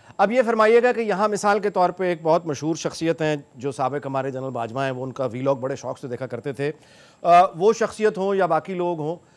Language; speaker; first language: Urdu; native; Urdu